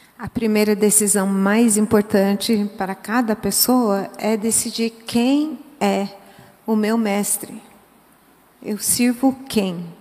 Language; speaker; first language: Portuguese; early bilingual, other home language; English